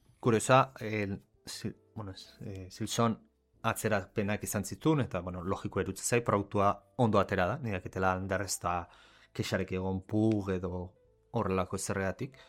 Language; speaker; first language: Basque; native; Basque